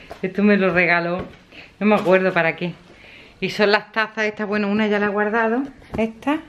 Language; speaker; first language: Spanish; native; Spanish